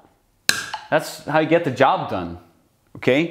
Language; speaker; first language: English; native; English